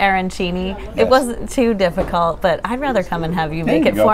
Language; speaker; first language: English; native; English